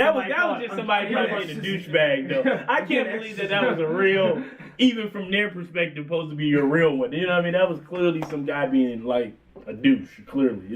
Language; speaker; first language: English; native; English